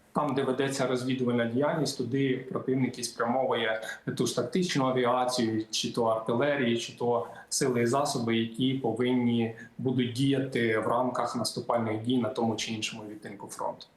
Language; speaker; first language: Ukrainian; native; Ukrainian